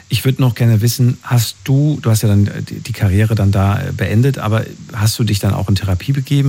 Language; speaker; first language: German; native; German